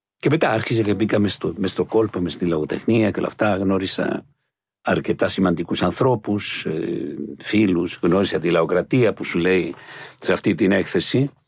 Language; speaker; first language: Greek; non-native, fluent; Spanish